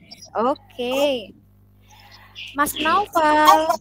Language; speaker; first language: Indonesian; native; Indonesian